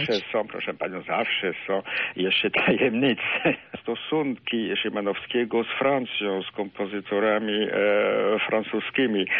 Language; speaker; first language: Polish; non-native, fluent; French